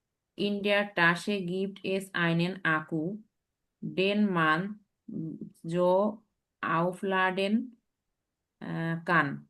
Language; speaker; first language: German; non-native, learner; Bangla